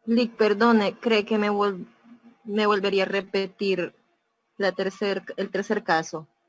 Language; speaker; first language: Spanish; native; Spanish